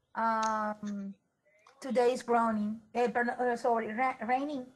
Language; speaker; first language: English; non-native, fluent; Spanish